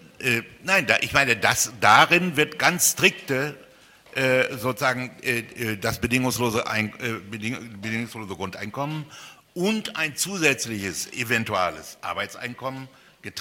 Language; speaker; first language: German; native; German